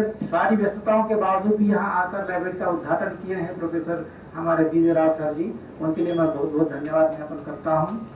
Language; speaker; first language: Hindi; native; Hindi